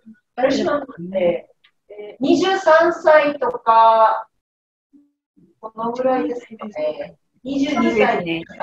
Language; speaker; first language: Japanese; native; Japanese